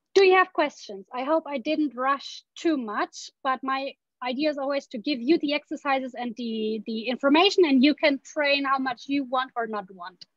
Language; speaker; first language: English; non-native, fluent; German